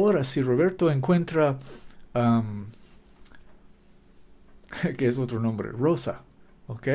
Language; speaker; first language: Spanish; non-native, learner; English